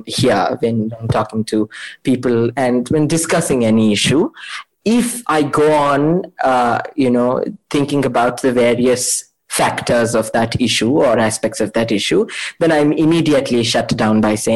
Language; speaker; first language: English; non-native, local second language; Kannada